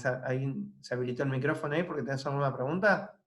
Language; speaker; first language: Spanish; native; Spanish